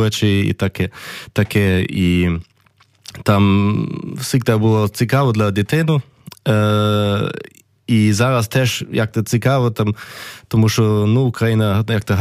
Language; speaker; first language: Ukrainian; non-native, fluent; German